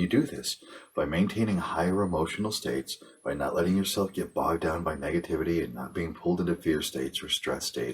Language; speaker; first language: English; native; English